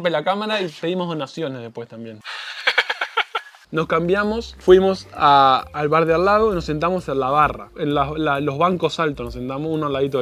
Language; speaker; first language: Spanish; native; Spanish